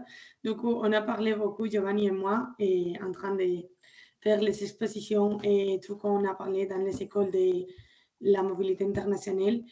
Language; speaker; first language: French; non-native, learner; Spanish